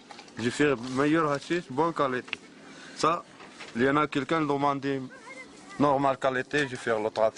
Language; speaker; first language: French; non-native, learner; Arabic